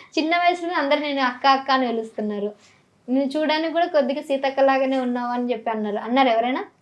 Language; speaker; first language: Telugu; native; Telugu